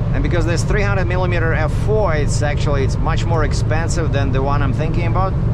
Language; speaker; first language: English; native; English